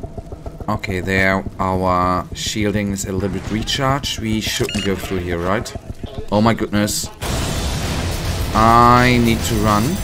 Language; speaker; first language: English; non-native, fluent; German